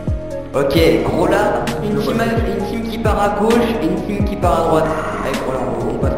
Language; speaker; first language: French; native; French